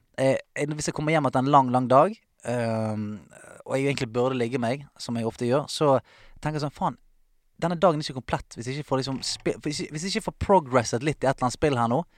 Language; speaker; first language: Norwegian; native; Norwegian